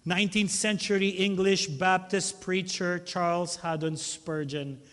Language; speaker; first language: English; non-native, local second language; Filipino